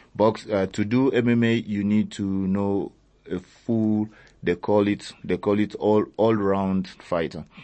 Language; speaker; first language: English; early bilingual, other home language; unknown